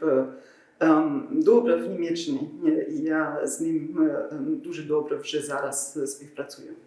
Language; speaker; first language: Ukrainian; non-native, fluent; German